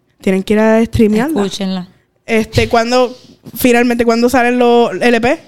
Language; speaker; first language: Spanish; native; Spanish